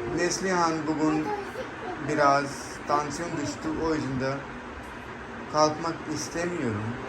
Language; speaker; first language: Turkish; non-native, learner; Urdu